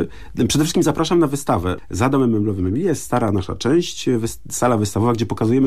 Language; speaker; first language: Polish; native; Polish